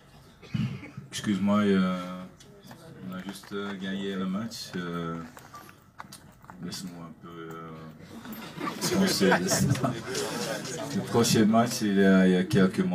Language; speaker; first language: French; non-native, learner; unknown